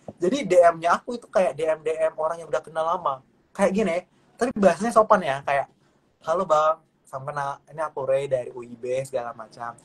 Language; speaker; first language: Indonesian; non-native, local second language; Malay